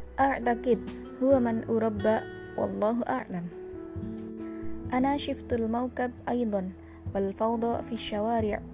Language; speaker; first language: Arabic; non-native, learner; Indonesian